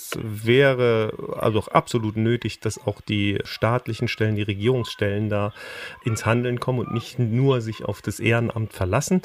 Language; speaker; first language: German; native; German